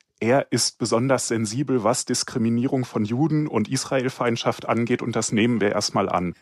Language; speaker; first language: German; native; German